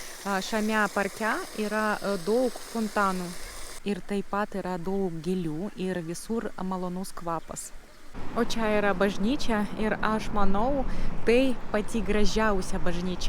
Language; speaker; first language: Lithuanian; non-native, learner; Russian